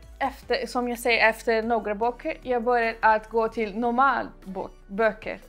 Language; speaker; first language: Swedish; non-native, learner; Portuguese